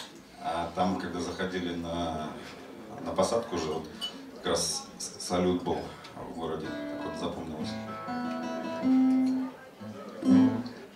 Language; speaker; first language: Russian; native; Russian